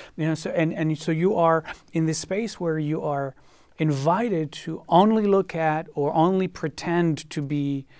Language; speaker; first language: English; non-native, fluent; French